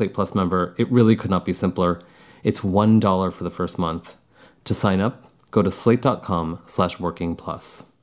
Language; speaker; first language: English; early bilingual, other home language; Bangla